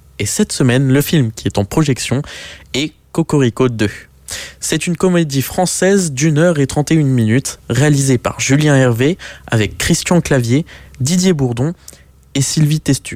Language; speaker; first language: French; native; French